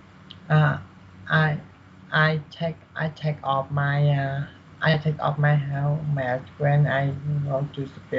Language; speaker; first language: English; non-native, learner; Vietnamese